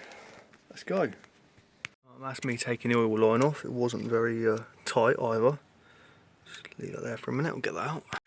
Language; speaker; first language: English; native; English